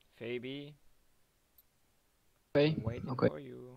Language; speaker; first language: English; non-native, learner; French